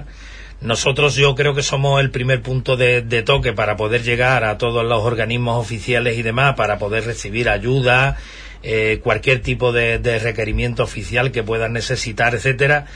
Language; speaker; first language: Spanish; native; Spanish